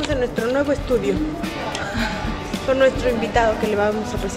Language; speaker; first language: Spanish; native; Spanish